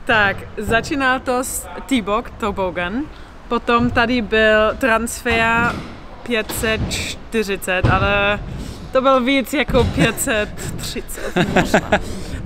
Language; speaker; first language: Czech; non-native, learner; English